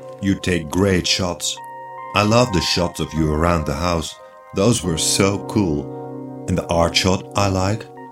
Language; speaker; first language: English; non-native, fluent; Dutch